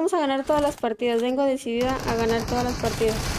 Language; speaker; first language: Spanish; native; Spanish